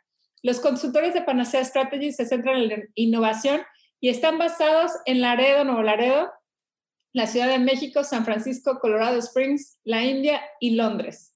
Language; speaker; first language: Spanish; native; Spanish